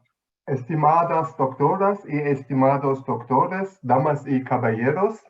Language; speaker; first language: Spanish; non-native, fluent; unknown